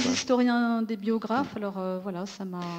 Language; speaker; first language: French; native; French